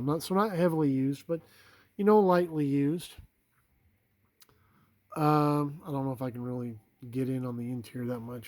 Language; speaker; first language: English; native; English